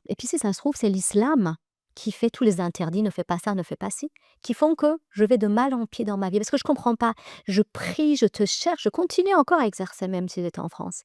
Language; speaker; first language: French; early bilingual, other home language; Persian